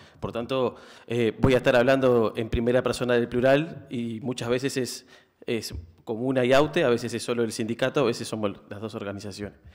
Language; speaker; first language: Spanish; native; Spanish